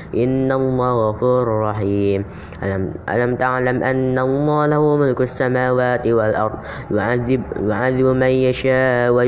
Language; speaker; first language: Arabic; non-native, learner; Indonesian